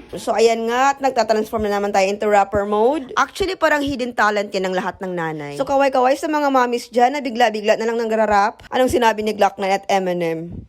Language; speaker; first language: Filipino; non-native, local second language; Cebuano